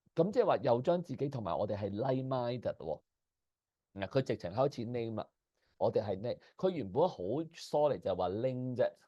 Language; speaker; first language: Cantonese; native; Cantonese